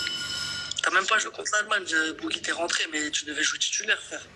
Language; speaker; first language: French; native; French